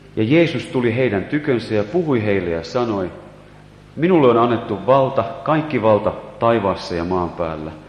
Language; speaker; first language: Finnish; native; Finnish